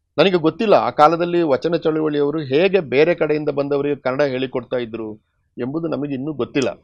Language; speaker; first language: Kannada; non-native, local second language; Tulu